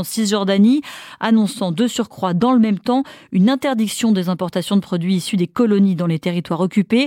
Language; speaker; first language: French; native; French